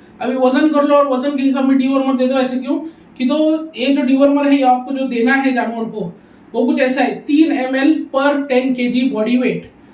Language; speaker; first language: Hindi; non-native, local second language; Urdu